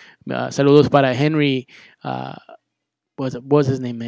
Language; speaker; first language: English; early bilingual, other home language; Spanish